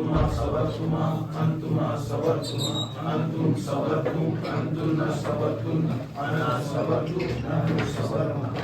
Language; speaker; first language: Arabic; non-native, learner; Urdu